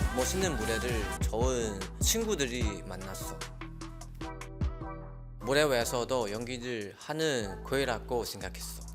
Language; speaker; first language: Korean; non-native, learner; Chinese